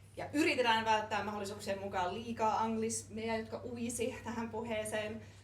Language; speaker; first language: Finnish; native; Finnish